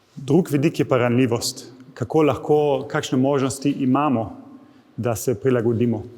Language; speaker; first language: Slovenian; non-native, fluent; German